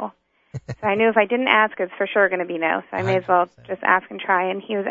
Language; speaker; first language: English; native; English